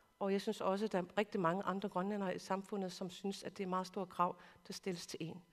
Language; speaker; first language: Danish; non-native, local second language; Kalaallisut